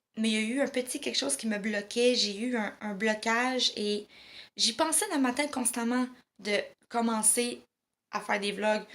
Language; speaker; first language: French; native; French